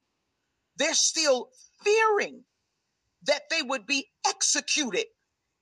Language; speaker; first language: English; native; English